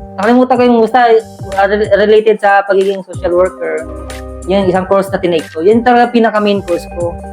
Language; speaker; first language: Filipino; non-native, local second language; Cebuano